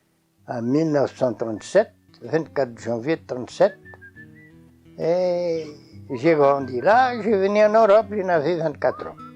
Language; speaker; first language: French; non-native, learner; Portuguese